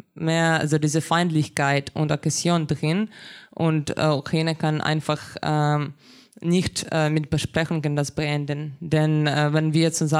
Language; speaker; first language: German; non-native, fluent; Ukrainian